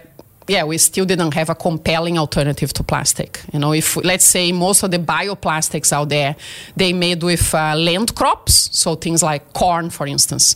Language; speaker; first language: English; non-native, fluent; Portuguese